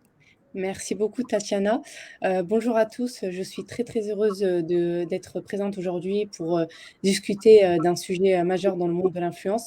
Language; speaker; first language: French; native; French